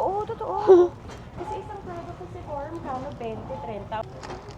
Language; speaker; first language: Filipino; early bilingual, heritage; Filipino